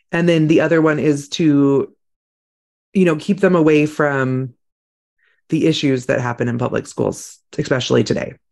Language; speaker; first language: English; native; English